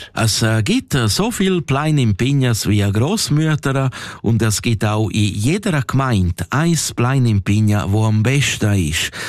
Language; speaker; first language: German; non-native, local second language; Romansh